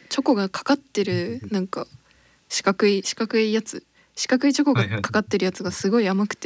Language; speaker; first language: Japanese; native; Japanese